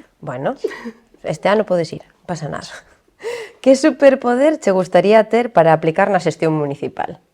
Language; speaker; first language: Galician; non-native, local second language; Spanish